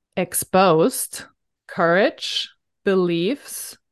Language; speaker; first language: English; non-native, fluent; German